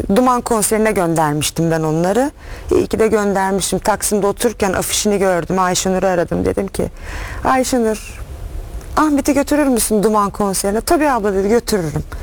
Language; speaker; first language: Turkish; native; Turkish